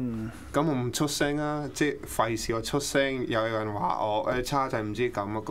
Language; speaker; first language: Cantonese; early bilingual, other home language; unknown